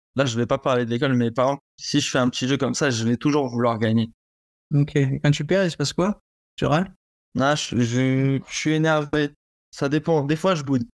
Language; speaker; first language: French; native; French